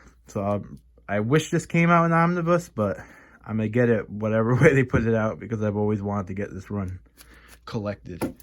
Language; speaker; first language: English; native; English